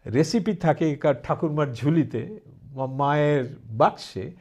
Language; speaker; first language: Bangla; early bilingual, heritage; Bangla